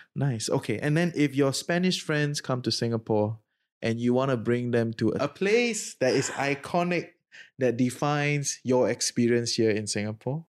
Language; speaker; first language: English; non-native, fluent; Spanish